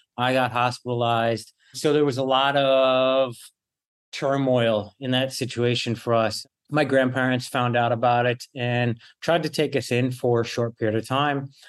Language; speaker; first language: English; early bilingual, other home language; Italian